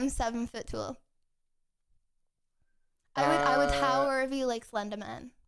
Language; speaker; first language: English; native; English